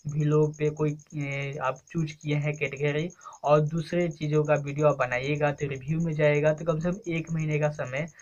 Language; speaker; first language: Hindi; native; Hindi